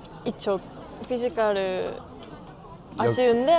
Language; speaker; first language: Korean; non-native, learner; Japanese